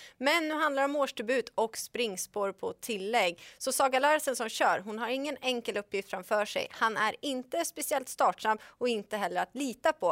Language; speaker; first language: Swedish; native; Swedish